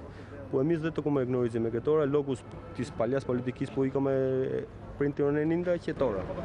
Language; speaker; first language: Greek; non-native, fluent; Albanian